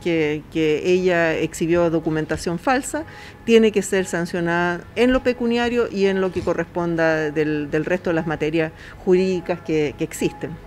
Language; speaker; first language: Spanish; native; Spanish